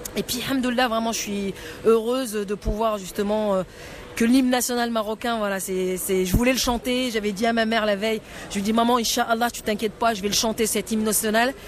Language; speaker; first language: French; non-native, local second language; Arabic